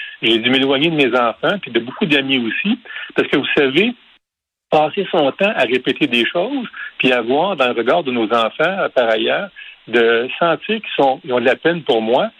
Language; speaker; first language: French; native; French